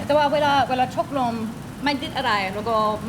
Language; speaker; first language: Thai; non-native, learner; English